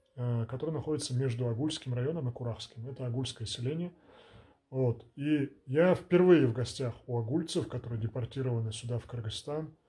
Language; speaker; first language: Russian; non-native, local second language; Lezghian